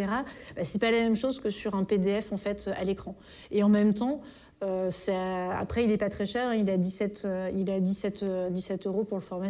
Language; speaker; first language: French; native; French